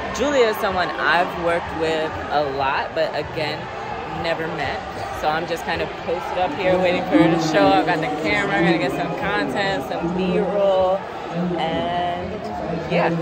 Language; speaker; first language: English; native; English